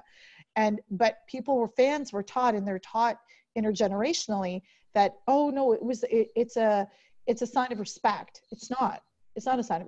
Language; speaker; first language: English; native; English